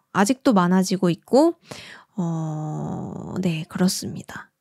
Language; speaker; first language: Korean; native; Korean